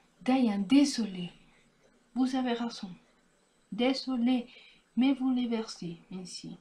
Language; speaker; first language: French; non-native, learner; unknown